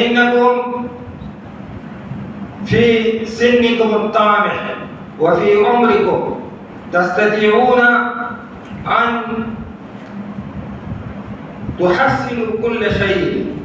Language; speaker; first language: Arabic; non-native, fluent; Urdu